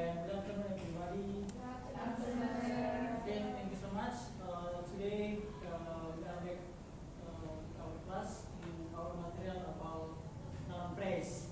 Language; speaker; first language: English; non-native, local second language; Indonesian